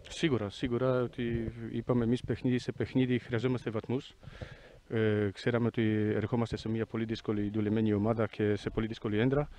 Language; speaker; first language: Greek; non-native, fluent; Polish